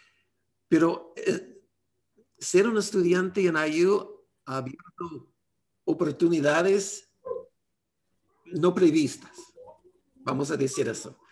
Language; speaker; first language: Spanish; non-native, learner; English